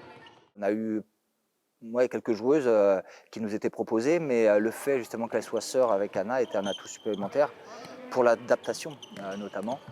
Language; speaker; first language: French; native; French